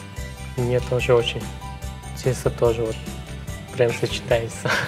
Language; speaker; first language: Russian; non-native, learner; Turkmen